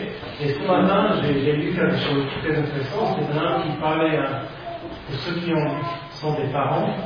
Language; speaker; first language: French; non-native, fluent; English